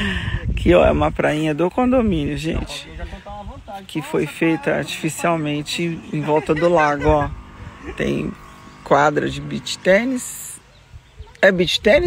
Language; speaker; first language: Portuguese; native; Portuguese